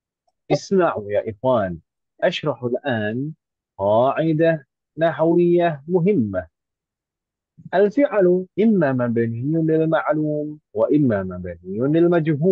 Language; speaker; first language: Arabic; non-native, fluent; Indonesian